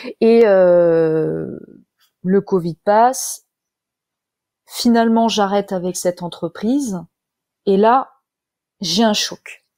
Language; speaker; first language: French; native; French